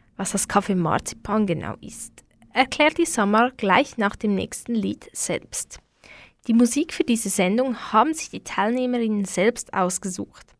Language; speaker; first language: German; native; German